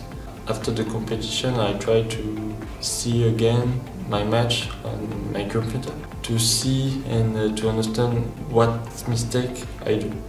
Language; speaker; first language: English; non-native, fluent; French